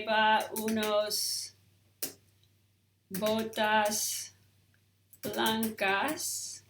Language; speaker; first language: Spanish; non-native, learner; English